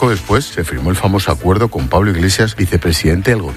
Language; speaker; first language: Spanish; native; Spanish